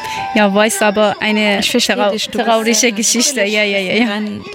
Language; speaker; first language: German; non-native, learner; Persian